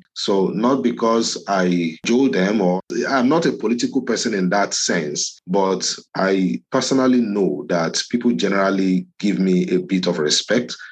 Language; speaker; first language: English; non-native, local second language; Yoruba